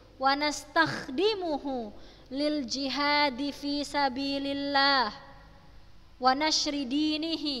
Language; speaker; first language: Arabic; non-native, fluent; Indonesian